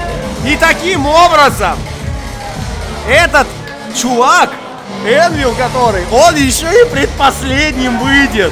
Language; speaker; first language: Russian; native; Russian